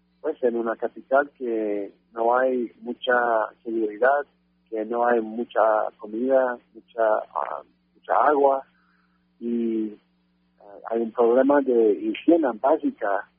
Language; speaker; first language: Spanish; non-native, fluent; French